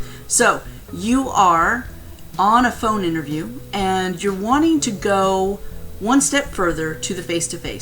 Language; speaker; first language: English; native; English